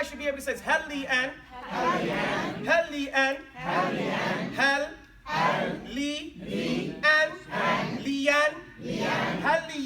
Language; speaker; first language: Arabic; non-native, fluent; English